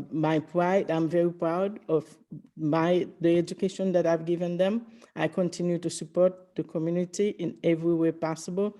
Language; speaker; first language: English; early bilingual, other home language; Haitian Creole